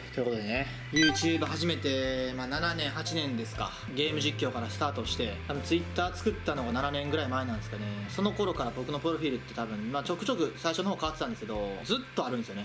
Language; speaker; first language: Japanese; native; Japanese